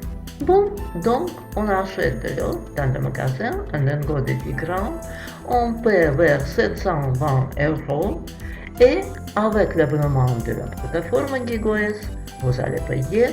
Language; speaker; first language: French; non-native, fluent; Russian